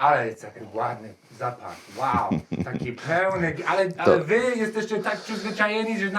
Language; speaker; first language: Polish; non-native, learner; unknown